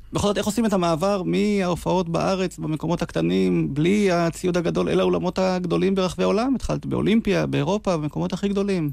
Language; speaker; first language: Hebrew; native; Hebrew